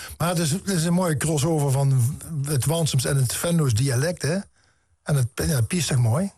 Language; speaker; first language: Dutch; native; Dutch